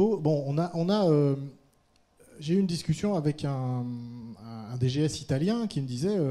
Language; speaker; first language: French; native; French